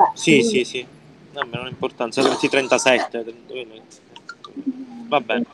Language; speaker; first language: Italian; native; Italian